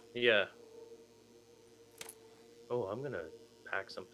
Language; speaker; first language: English; native; English